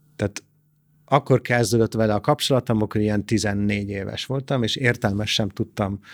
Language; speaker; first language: Hungarian; non-native, fluent; Italian